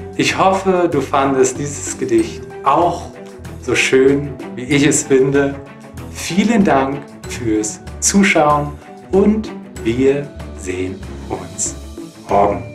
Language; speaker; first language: German; native; German